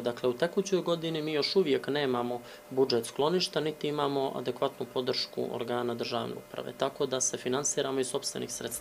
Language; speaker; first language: Serbian; native; Serbian